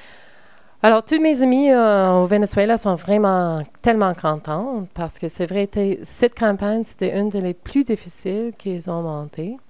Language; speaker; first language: French; non-native, learner; English